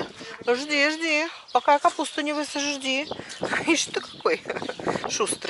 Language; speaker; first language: Russian; native; Russian